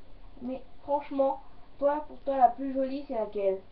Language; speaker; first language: French; native; French